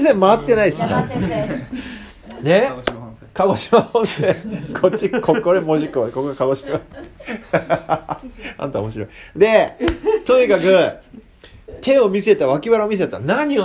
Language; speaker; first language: Japanese; native; Japanese